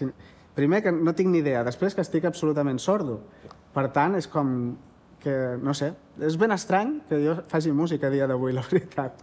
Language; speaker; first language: Catalan; native; Catalan